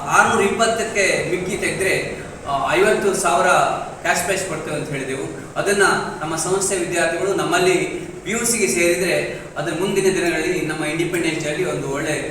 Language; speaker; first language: Kannada; native; Kannada